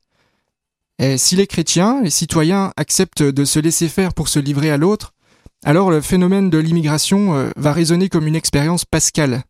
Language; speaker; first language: French; native; French